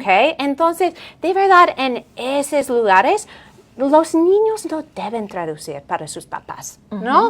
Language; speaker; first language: Spanish; non-native, fluent; English